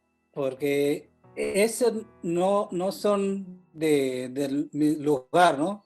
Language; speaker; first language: Spanish; non-native, fluent; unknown